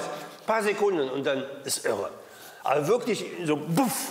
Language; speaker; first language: German; native; German